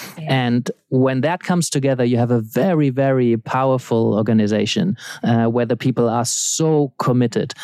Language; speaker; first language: English; non-native, fluent; German